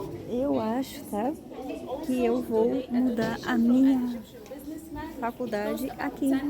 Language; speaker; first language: Portuguese; native; Portuguese